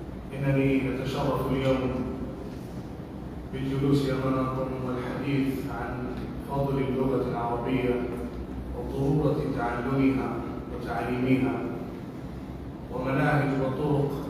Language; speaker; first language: Arabic; non-native, fluent; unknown